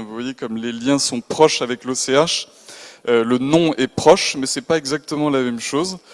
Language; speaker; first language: French; native; French